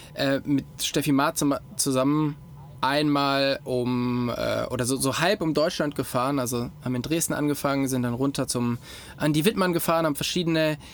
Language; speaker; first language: German; native; German